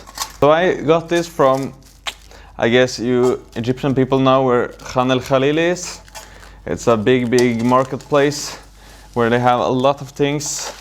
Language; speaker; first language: English; non-native, fluent; Norwegian